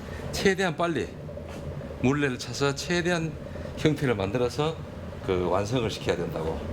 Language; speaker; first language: Korean; native; Korean